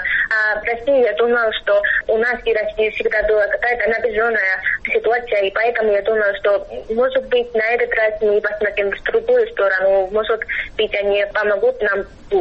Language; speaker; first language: Russian; non-native, fluent; Georgian